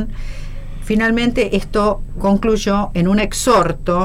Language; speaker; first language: Spanish; native; Spanish